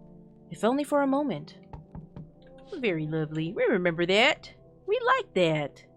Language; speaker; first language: English; native; English